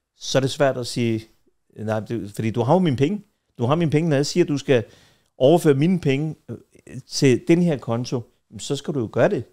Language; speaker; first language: Danish; early bilingual, other home language; Kurdish